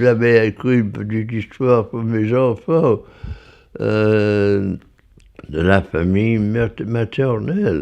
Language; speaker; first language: French; non-native, fluent; English